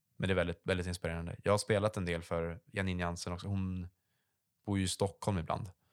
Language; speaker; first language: Swedish; native; Swedish